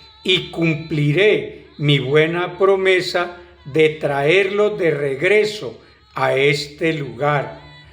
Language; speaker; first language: Spanish; native; Spanish